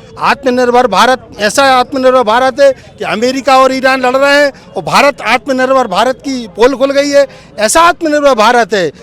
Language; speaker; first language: Hindi; native; Hindi